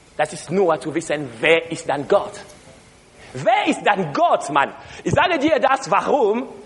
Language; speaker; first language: German; non-native, learner; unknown